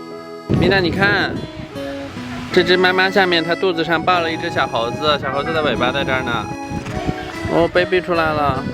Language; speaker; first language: Chinese; native; Chinese